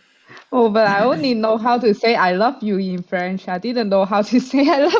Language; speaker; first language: English; non-native, fluent; Chinese